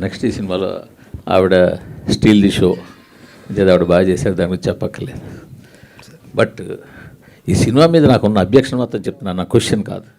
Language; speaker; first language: Telugu; native; Telugu